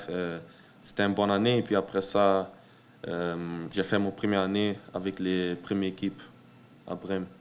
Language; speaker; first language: French; early bilingual, heritage; French